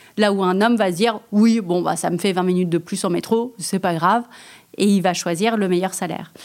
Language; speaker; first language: French; native; French